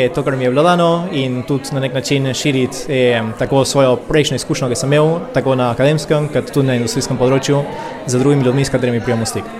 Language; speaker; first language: Slovenian; early bilingual, heritage; Slovenian